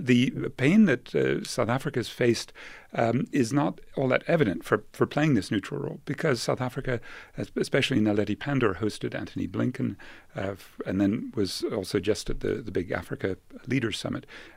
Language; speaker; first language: English; native; English